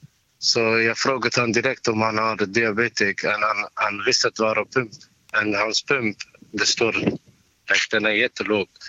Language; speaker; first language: Swedish; non-native, learner; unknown